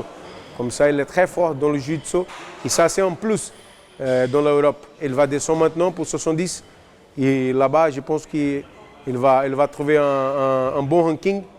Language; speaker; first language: French; non-native, learner; Portuguese